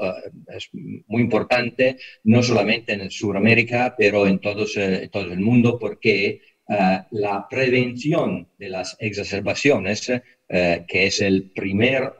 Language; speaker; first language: Spanish; non-native, fluent; Italian